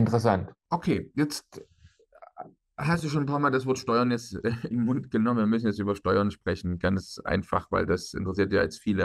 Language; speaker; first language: German; native; German